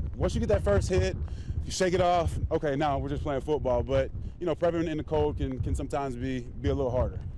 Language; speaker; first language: English; native; English